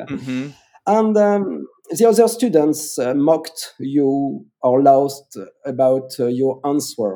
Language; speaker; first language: English; non-native, fluent; French